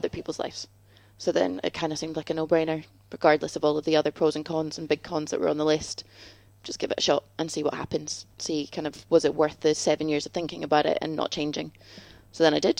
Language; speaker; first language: English; native; English